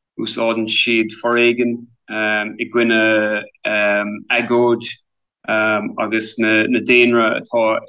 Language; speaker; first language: Irish; non-native, local second language; English